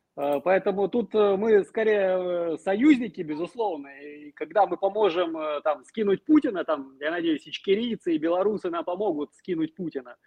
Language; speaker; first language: Russian; native; Russian